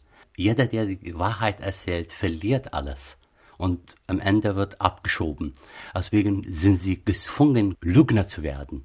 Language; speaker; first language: German; non-native, fluent; Arabic